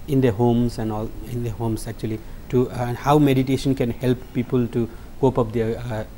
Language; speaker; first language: English; non-native, local second language; Nepali